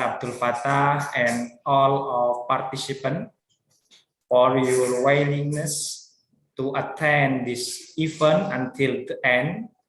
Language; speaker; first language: English; non-native, learner; Indonesian